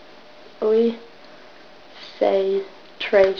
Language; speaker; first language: French; non-native, learner; English